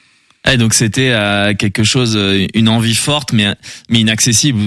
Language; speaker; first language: French; native; French